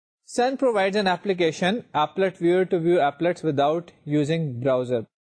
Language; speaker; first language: English; non-native, local second language; Urdu